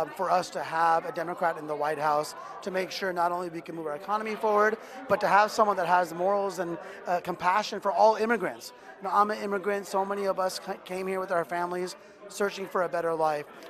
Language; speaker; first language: English; native; English